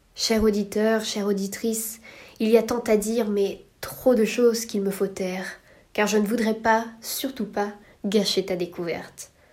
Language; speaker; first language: French; native; French